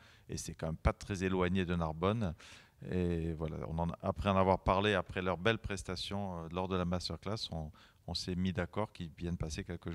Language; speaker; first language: French; native; French